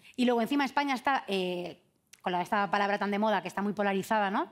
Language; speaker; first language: Spanish; native; Spanish